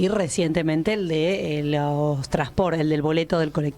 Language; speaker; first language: Spanish; native; Spanish